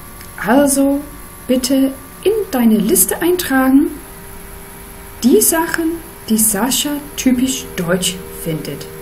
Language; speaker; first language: German; non-native, fluent; Danish